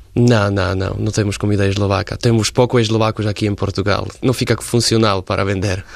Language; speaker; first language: Portuguese; non-native, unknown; Slovak